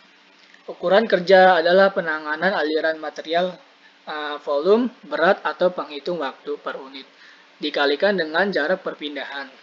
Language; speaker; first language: Indonesian; native; Indonesian